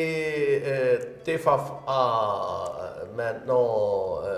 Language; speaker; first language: French; non-native, fluent; Dutch